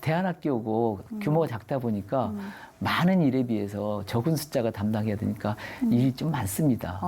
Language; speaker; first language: Korean; native; Korean